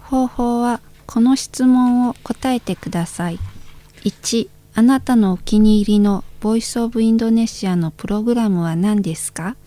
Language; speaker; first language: Japanese; non-native, fluent; Indonesian